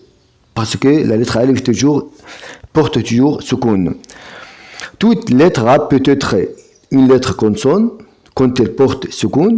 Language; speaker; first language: French; non-native, fluent; Arabic